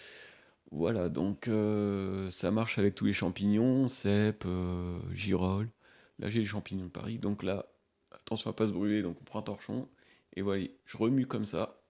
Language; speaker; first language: French; native; French